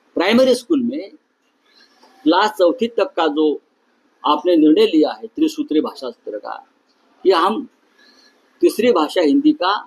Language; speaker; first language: Hindi; non-native, local second language; Marathi